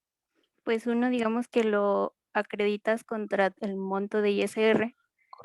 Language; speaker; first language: Spanish; native; Spanish